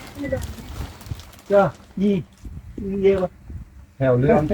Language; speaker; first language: Korean; native; Korean